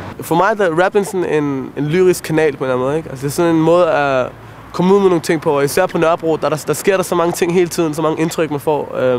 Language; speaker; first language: Danish; early bilingual, other home language; Persian